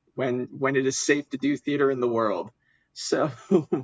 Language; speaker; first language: English; native; English